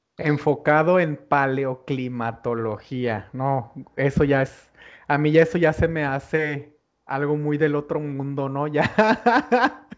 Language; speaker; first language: Spanish; native; Spanish